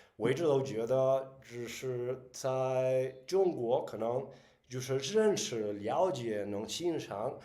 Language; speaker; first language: Chinese; non-native, fluent; Spanish